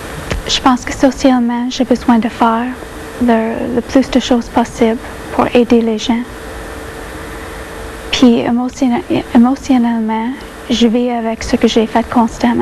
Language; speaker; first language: French; non-native, local second language; English